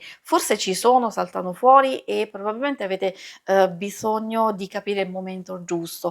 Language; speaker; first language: Italian; native; Italian